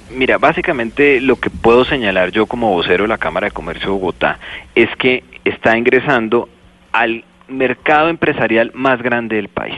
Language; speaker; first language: Spanish; native; Spanish